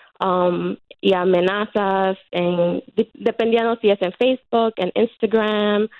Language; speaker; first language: Spanish; early bilingual, heritage; Spanish